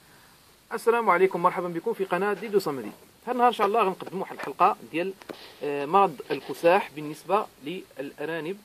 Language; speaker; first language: Arabic; native; Arabic